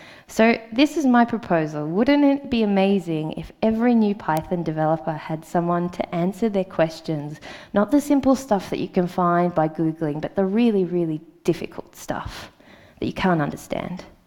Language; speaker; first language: English; native; English